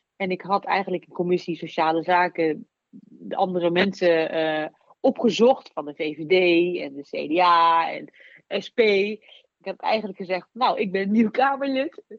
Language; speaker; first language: Dutch; native; Dutch